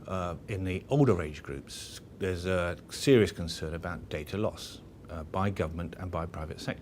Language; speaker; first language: English; native; English